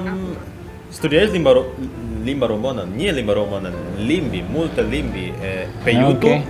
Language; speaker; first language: Romanian; non-native, learner; Indonesian